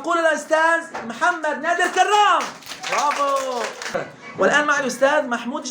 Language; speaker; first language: Arabic; native; Arabic